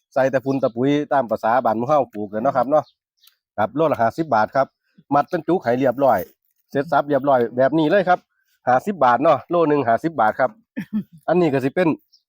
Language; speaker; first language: Thai; native; Thai